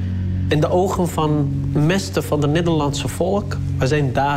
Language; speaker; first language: Dutch; non-native, learner; Arabic